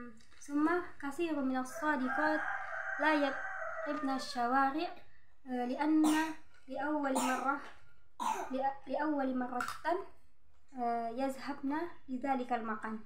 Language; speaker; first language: Arabic; non-native, learner; Indonesian